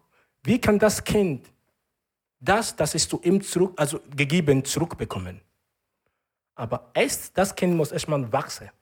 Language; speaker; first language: German; non-native, learner; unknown